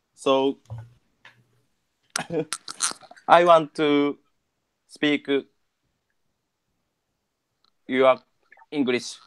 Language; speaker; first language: English; non-native, learner; Japanese